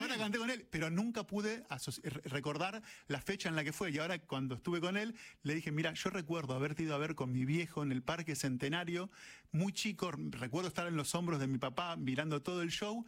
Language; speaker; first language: Spanish; native; Spanish